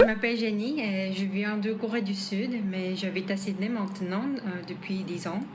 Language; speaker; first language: French; non-native, learner; Korean